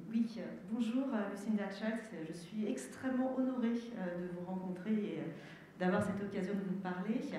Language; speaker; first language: French; native; French